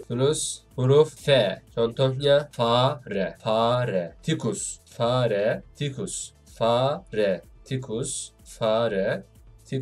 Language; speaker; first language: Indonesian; non-native, learner; Turkish